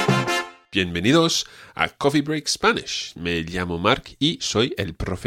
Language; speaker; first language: Spanish; non-native, fluent; English